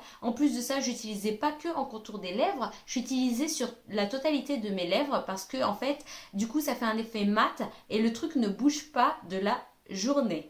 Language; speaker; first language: French; native; French